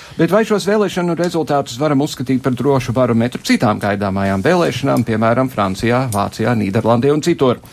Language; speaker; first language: Latvian; early bilingual, heritage; Latvian